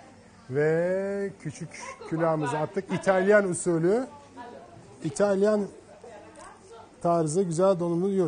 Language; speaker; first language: Turkish; native; Turkish